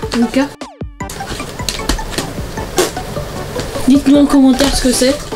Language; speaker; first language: French; native; French